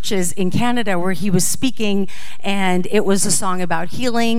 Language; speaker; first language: English; early bilingual, other home language; Dutch